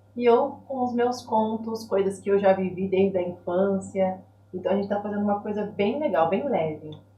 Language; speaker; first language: Portuguese; native; Portuguese